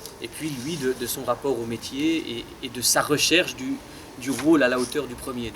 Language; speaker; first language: French; native; French